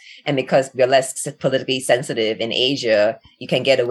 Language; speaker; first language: English; native; English